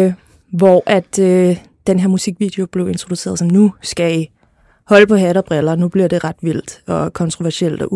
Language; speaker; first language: Danish; native; Danish